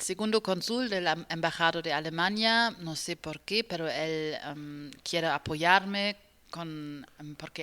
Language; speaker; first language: Spanish; non-native, learner; German